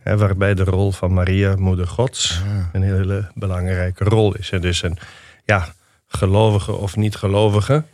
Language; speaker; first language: Dutch; non-native, fluent; Italian